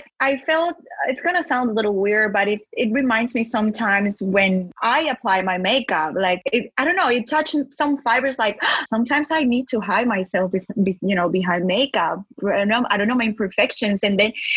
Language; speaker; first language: English; non-native, fluent; Spanish